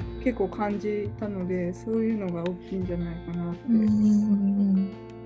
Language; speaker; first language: Japanese; native; Japanese